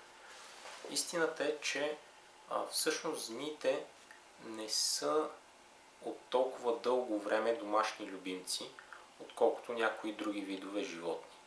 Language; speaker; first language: Bulgarian; native; Bulgarian